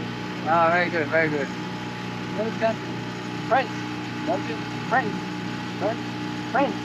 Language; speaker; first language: English; non-native, learner; French